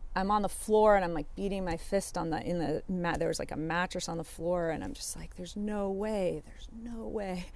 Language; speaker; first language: English; native; English